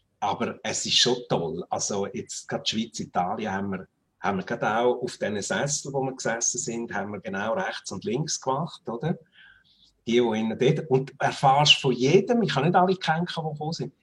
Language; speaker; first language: German; native; German